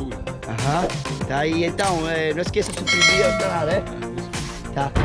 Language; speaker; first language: Portuguese; non-native, learner; Spanish